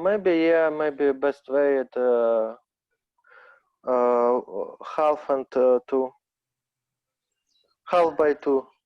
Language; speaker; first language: English; non-native, learner; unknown